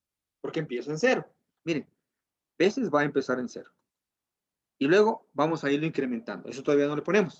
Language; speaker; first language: Spanish; native; Spanish